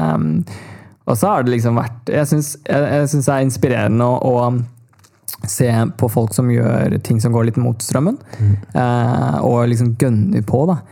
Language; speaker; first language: Norwegian; early bilingual, other home language; Tamil